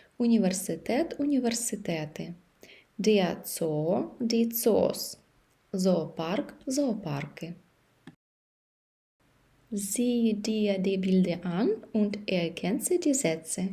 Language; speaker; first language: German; non-native, fluent; Ukrainian